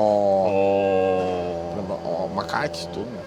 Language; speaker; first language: Russian; non-native, fluent; Italian